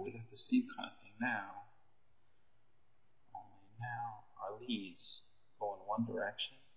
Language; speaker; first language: English; native; English